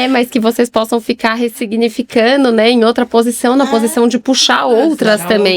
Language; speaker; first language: Portuguese; native; Portuguese